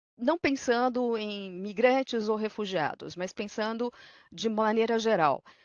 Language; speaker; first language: Portuguese; native; Portuguese